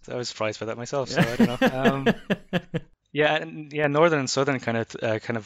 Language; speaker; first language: English; native; English